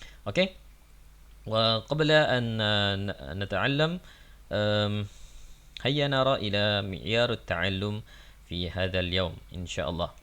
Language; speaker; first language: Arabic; non-native, fluent; Malay